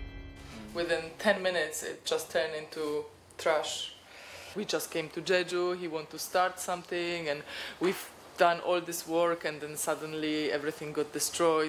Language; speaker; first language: English; non-native, fluent; Polish